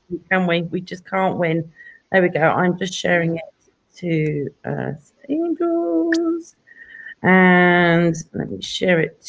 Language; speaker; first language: English; native; English